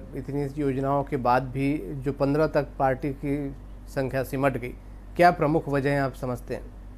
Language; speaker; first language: Hindi; native; Hindi